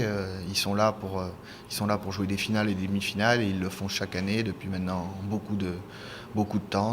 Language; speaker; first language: French; native; French